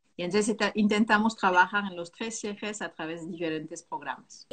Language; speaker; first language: Spanish; non-native, fluent; French